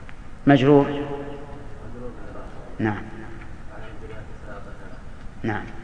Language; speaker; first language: Arabic; native; Arabic